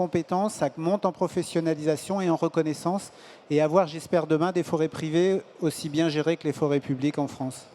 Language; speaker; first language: French; native; French